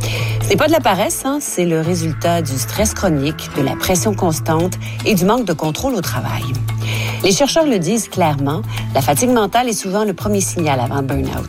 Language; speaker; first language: French; native; French